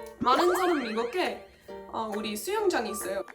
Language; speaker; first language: Korean; non-native, learner; English